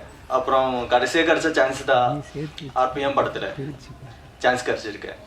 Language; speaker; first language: Tamil; non-native, learner; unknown